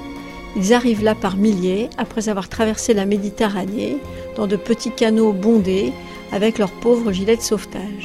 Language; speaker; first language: French; native; French